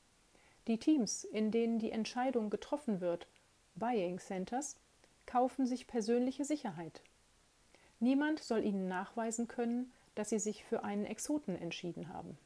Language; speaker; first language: German; native; German